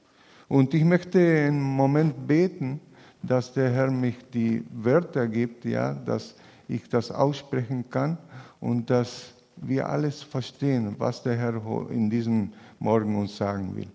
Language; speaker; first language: German; non-native, fluent; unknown